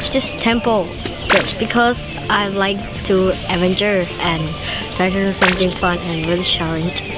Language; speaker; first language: English; non-native, learner; Thai